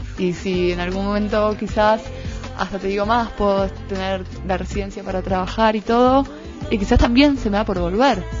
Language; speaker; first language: Spanish; native; Spanish